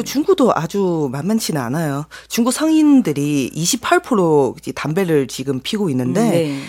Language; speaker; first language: Korean; non-native, fluent; Chinese